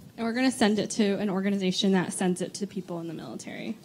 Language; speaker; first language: English; native; English